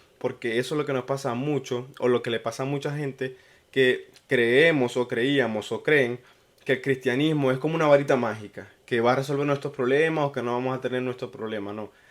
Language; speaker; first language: Spanish; native; Spanish